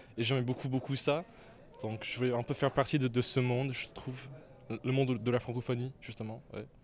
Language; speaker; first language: French; non-native, local second language; English